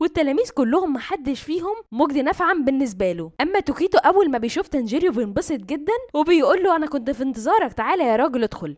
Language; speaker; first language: Arabic; native; Arabic